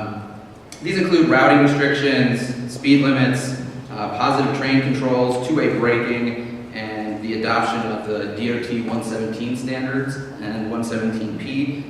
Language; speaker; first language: English; native; English